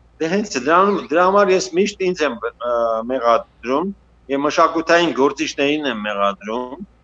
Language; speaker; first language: Armenian; native; Armenian